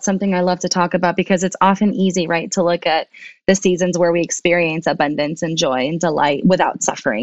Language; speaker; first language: English; early bilingual, other home language; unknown